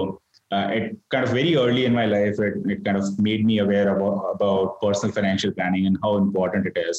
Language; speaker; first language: English; non-native, local second language; Gujarati